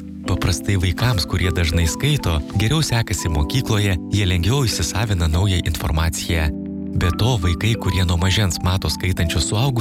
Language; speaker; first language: Lithuanian; native; Lithuanian